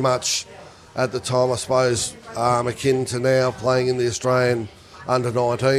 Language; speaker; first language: English; native; English